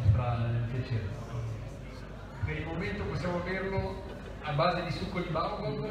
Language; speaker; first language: Italian; native; Italian